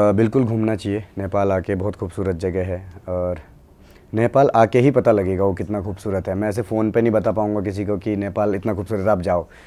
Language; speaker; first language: Hindi; native; Hindi